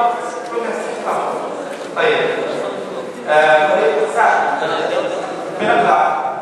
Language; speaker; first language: Arabic; native; Arabic